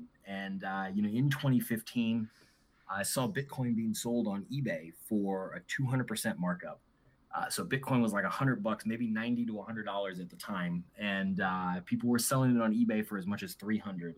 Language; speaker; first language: English; native; English